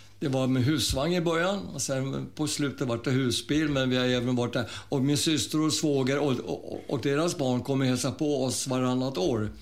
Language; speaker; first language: Swedish; early bilingual, other home language; German